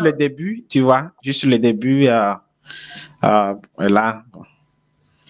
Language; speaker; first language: French; non-native, fluent; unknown